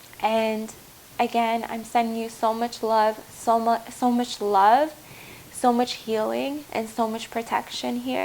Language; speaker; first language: English; native; English